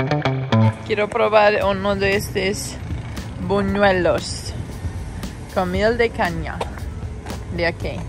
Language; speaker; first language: Spanish; non-native, learner; English